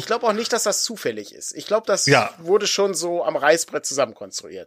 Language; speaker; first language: German; native; German